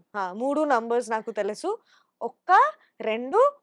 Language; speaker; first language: Telugu; non-native, learner; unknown